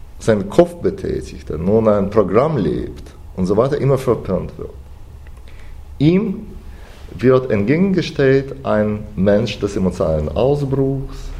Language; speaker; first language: German; non-native, fluent; Russian